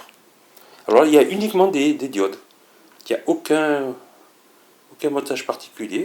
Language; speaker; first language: French; native; French